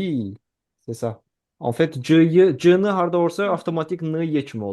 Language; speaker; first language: French; non-native, fluent; Azerbaijani